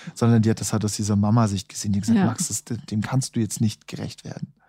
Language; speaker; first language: German; native; German